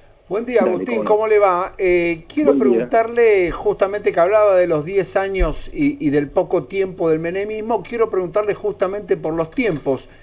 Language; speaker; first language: Spanish; native; Spanish